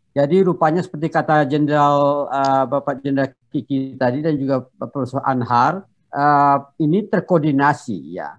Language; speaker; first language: Indonesian; non-native, local second language; Minangkabau